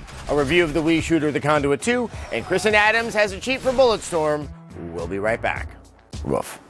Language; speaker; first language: English; native; English